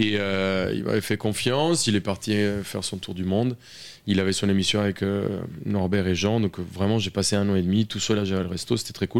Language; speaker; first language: French; non-native, fluent; Spanish